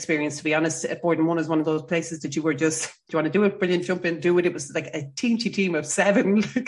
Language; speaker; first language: English; native; English